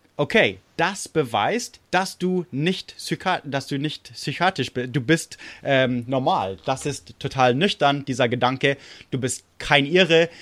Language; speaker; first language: German; non-native, fluent; English